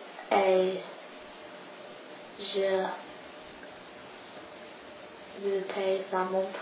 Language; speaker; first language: French; non-native, learner; English